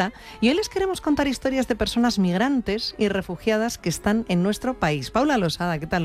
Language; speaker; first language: Spanish; native; Spanish